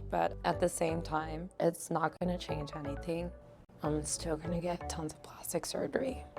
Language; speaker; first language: English; native; English